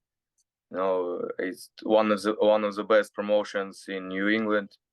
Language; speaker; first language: English; non-native, learner; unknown